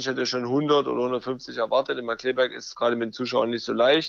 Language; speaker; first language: German; native; German